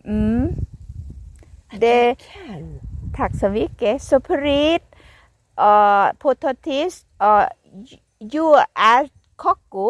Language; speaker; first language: Swedish; non-native, learner; Thai